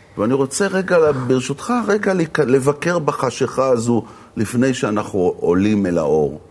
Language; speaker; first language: Hebrew; native; Hebrew